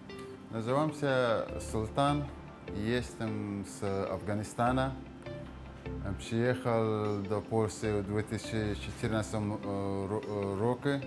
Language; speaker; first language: Polish; non-native, learner; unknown